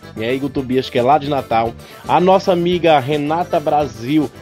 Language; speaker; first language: Portuguese; native; Portuguese